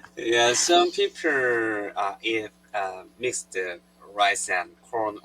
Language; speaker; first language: English; non-native, learner; Korean